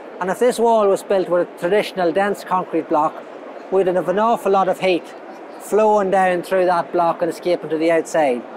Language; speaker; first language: English; native; English